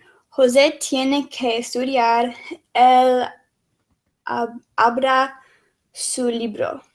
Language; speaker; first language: Spanish; non-native, learner; English